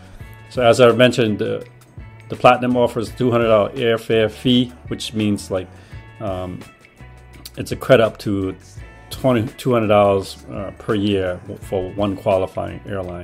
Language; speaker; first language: English; native; English